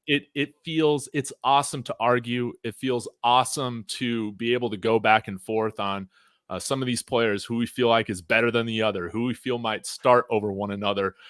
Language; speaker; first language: English; native; English